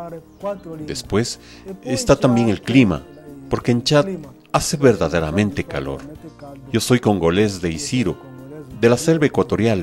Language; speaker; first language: Spanish; non-native, fluent; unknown